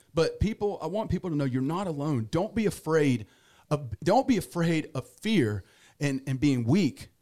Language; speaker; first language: English; native; English